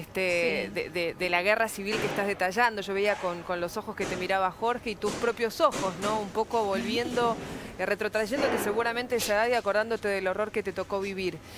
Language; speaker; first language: Spanish; native; Spanish